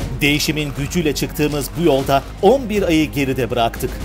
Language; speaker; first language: Turkish; native; Turkish